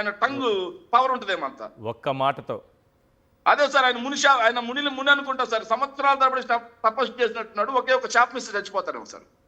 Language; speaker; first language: Telugu; native; Telugu